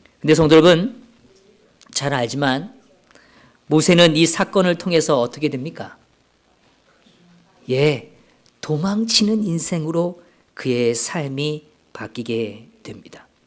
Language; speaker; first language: Korean; native; Korean